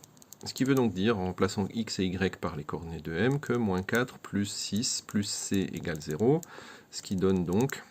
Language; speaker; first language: French; native; French